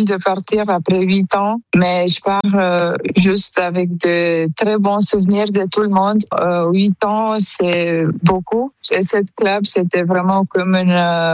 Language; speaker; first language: French; non-native, fluent; Romanian